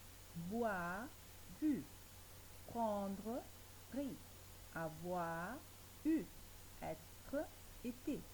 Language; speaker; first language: French; non-native, fluent; Spanish